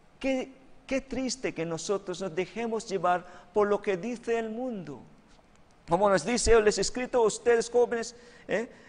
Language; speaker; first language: Spanish; non-native, fluent; Filipino